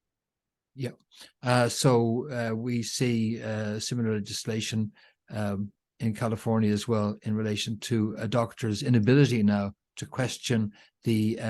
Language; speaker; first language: English; native; English